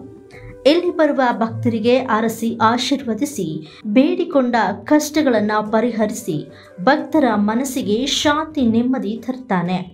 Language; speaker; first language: Kannada; native; Kannada